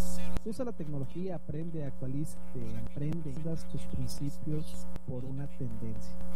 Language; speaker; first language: Spanish; native; Spanish